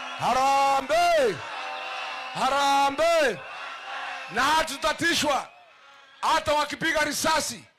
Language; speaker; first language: Swahili; non-native, local second language; Kikuyu